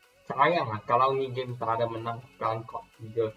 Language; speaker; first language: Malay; non-native, local second language; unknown